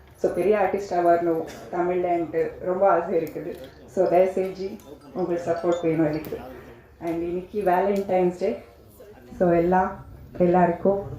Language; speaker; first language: Tamil; non-native, learner; Kannada